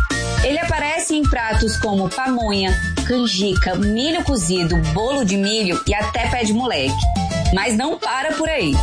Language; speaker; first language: Portuguese; native; Portuguese